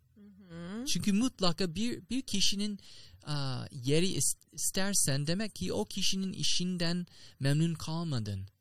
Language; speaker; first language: Turkish; non-native, learner; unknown